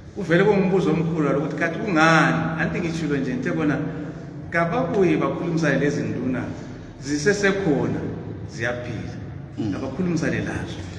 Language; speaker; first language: Zulu; native; Zulu